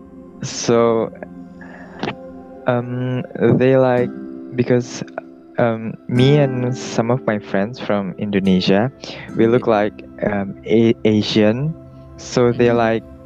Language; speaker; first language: English; non-native, learner; Indonesian